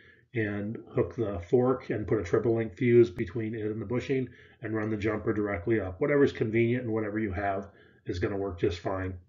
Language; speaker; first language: English; native; English